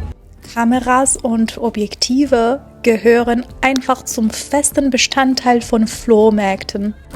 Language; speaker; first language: German; non-native, fluent; Persian